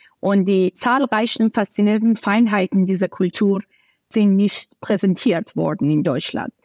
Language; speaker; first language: German; non-native, fluent; Persian